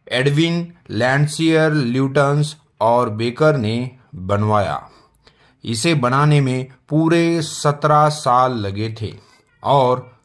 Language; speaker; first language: Hindi; non-native, local second language; Marathi